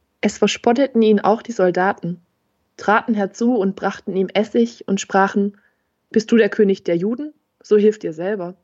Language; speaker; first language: German; native; German